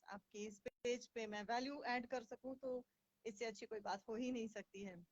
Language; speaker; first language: Hindi; native; Hindi